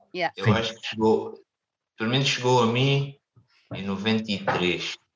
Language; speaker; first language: Portuguese; non-native, local second language; Kabuverdianu